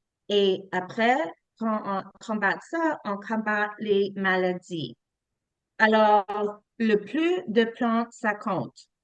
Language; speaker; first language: French; non-native, learner; English